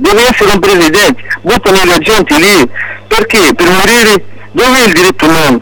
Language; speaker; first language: Italian; non-native, local second language; Arabic